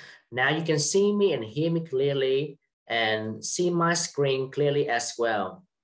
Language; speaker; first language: English; non-native, fluent; Vietnamese